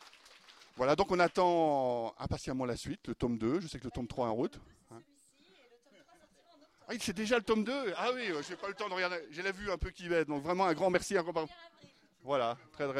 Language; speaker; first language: French; native; French